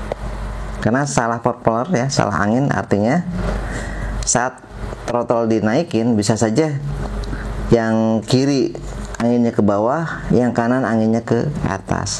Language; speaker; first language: Indonesian; native; Indonesian